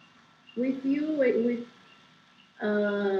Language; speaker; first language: English; non-native, learner; Portuguese